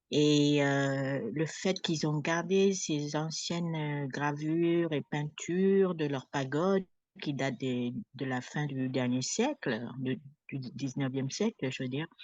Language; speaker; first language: French; non-native, fluent; Khmer